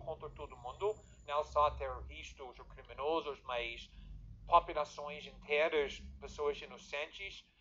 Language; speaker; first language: Portuguese; non-native, fluent; English